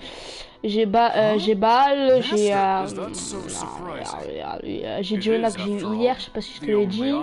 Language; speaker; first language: French; native; French